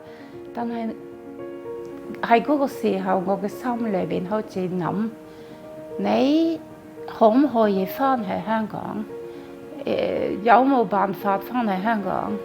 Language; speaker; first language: Cantonese; non-native, fluent; Norwegian